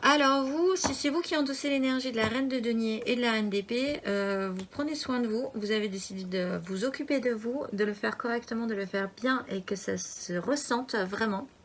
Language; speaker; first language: French; native; French